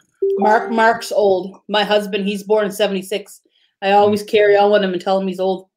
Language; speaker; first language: English; native; English